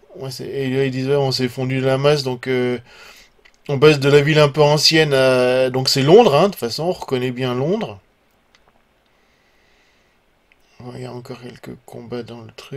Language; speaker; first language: French; native; French